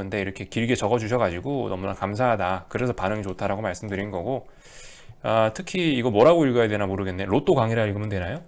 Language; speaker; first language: Korean; native; Korean